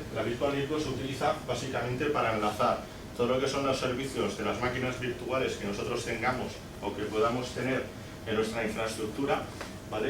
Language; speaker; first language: Spanish; native; Spanish